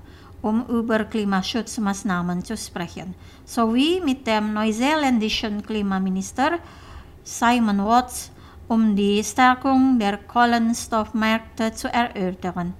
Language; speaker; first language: German; non-native, fluent; Indonesian